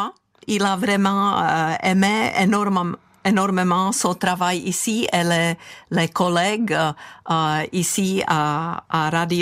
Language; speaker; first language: French; non-native, fluent; Czech